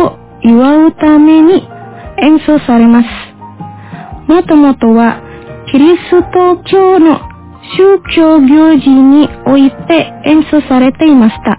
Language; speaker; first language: Japanese; non-native, fluent; Indonesian